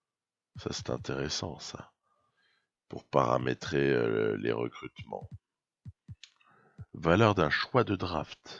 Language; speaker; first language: French; native; French